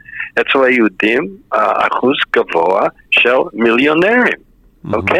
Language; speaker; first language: Hebrew; non-native, fluent; English